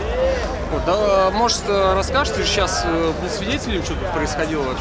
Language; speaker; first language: Russian; native; Russian